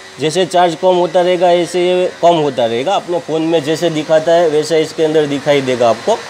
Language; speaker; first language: Hindi; non-native, local second language; Gujarati